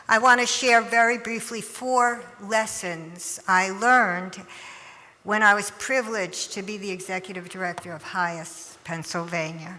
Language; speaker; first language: English; native; English